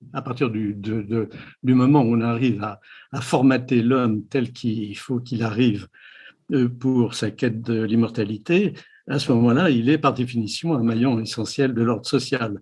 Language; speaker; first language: French; native; French